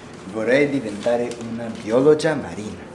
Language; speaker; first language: Italian; non-native, learner; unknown